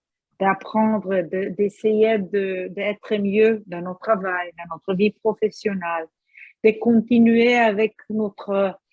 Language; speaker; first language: French; non-native, fluent; Hebrew